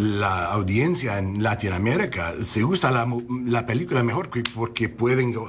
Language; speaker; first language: Spanish; non-native, learner; English